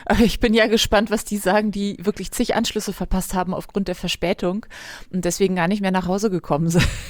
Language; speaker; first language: German; native; German